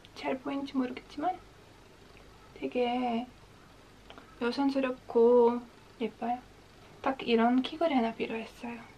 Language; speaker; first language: Korean; non-native, fluent; Latvian